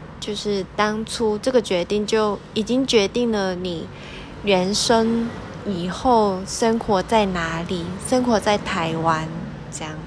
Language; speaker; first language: Chinese; non-native, local second language; Cantonese